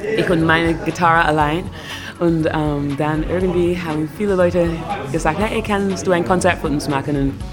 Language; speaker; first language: German; non-native, fluent; English